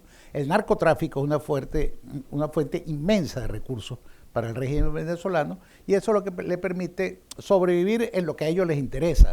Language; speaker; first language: Spanish; native; Spanish